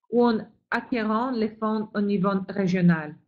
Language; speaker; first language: French; non-native, fluent; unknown